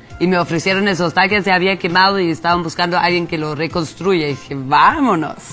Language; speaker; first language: Spanish; non-native, fluent; German